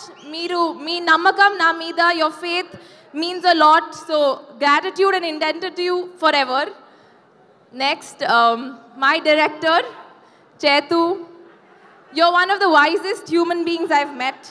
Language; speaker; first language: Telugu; non-native, learner; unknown